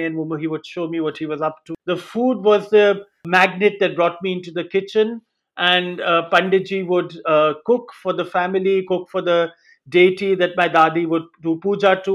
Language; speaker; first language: English; non-native, local second language; Hindi